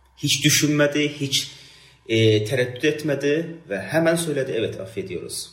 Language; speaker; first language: Turkish; non-native, fluent; Persian